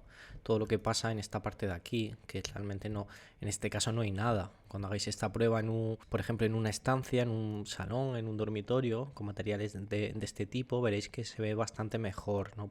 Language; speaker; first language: Spanish; native; Spanish